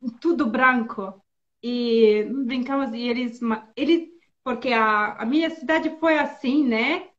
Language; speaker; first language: Portuguese; non-native, learner; Bosnian